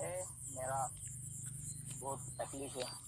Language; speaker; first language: Hindi; non-native, local second language; Bangla